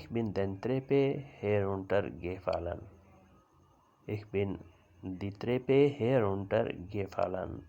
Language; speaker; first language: German; non-native, learner; Urdu